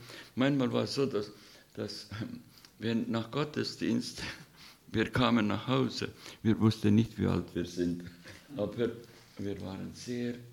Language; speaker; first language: German; non-native, fluent; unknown